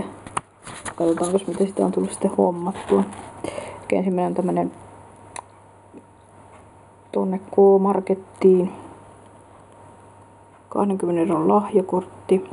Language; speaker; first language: Finnish; native; Finnish